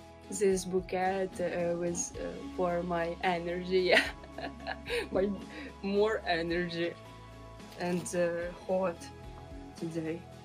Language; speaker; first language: English; non-native, learner; Ukrainian